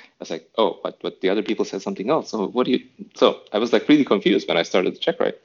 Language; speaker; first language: English; non-native, fluent; Turkish